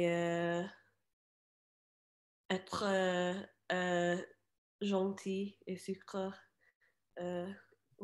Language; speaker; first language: French; non-native, learner; English